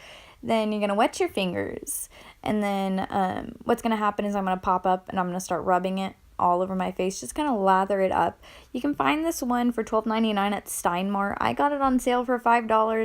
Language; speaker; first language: English; native; English